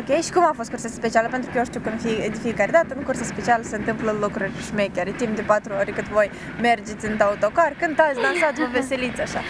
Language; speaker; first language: Romanian; native; Romanian